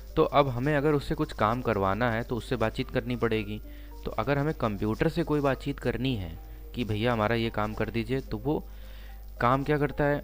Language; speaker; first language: Hindi; native; Hindi